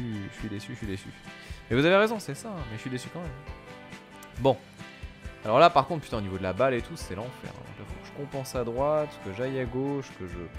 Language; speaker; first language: French; native; French